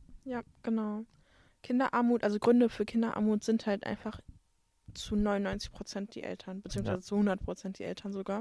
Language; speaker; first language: German; native; German